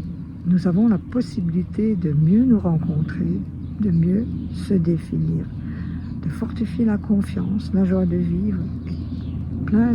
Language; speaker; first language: French; native; French